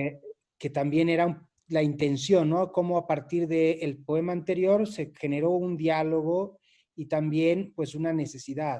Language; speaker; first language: Spanish; native; Spanish